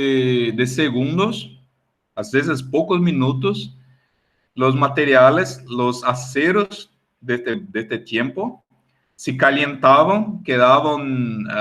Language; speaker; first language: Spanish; non-native, fluent; Portuguese